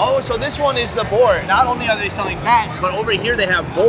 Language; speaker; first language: English; native; English